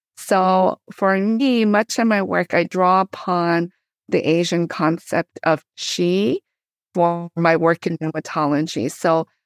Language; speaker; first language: English; native; English